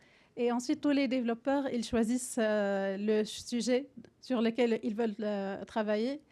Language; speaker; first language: French; non-native, fluent; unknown